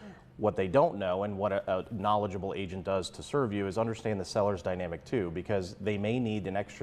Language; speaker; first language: English; native; English